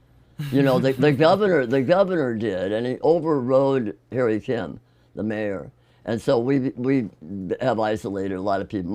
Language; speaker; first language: English; native; English